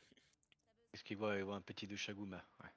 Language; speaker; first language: French; native; French